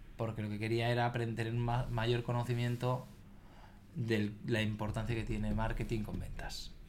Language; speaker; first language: Spanish; native; Spanish